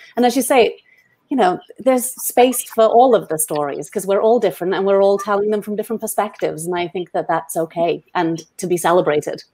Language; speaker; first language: English; native; English